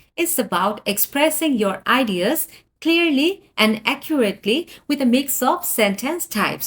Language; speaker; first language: English; non-native, fluent; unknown